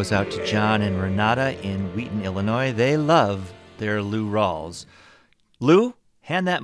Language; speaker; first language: English; native; English